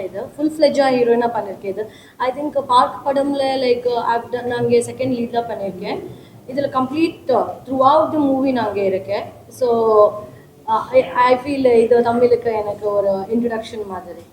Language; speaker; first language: Tamil; non-native, fluent; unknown